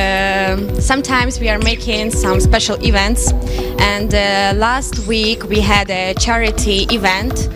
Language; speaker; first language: English; non-native, local second language; Ukrainian